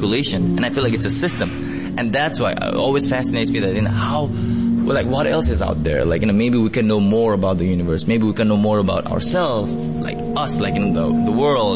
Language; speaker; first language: English; non-native, local second language; Nepali